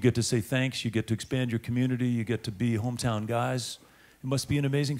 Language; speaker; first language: English; native; English